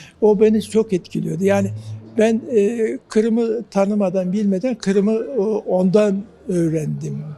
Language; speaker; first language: Turkish; native; Turkish